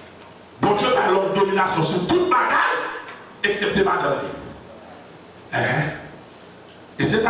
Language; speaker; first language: French; non-native, local second language; Haitian Creole